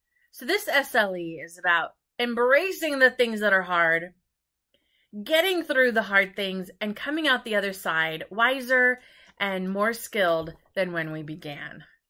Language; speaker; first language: English; native; English